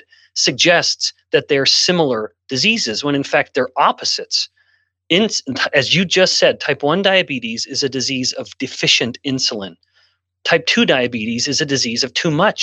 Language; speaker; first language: English; native; English